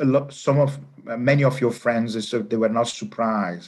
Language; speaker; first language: English; non-native, fluent; Persian